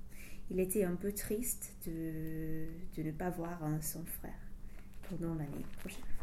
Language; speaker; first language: French; non-native, learner; English